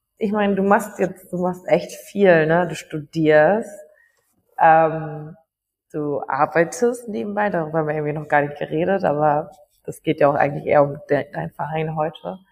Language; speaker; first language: German; native; German